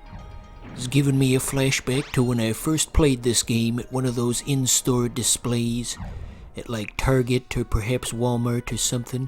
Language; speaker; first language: English; native; English